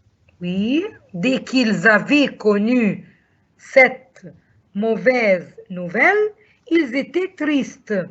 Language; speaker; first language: French; non-native, fluent; Arabic